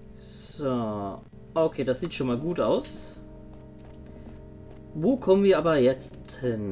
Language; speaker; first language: German; native; German